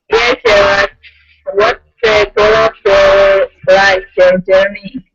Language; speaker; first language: English; non-native, learner; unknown